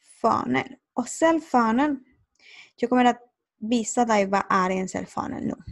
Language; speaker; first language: Swedish; non-native, learner; Spanish